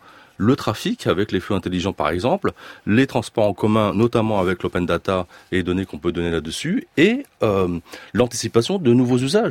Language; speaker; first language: French; native; French